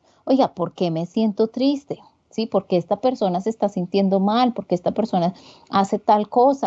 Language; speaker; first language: Spanish; native; Spanish